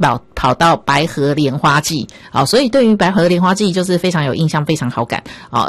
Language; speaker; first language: Chinese; native; Chinese